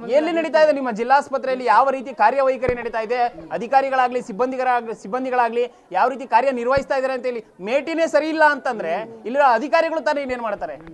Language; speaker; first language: Kannada; native; Kannada